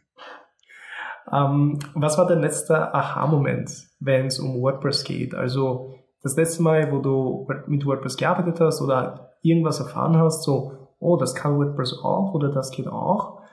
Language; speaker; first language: German; native; German